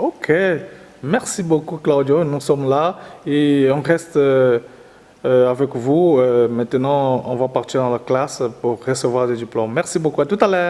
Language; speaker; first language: French; non-native, learner; Portuguese